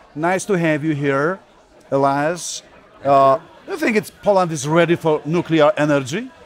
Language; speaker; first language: English; non-native, fluent; Polish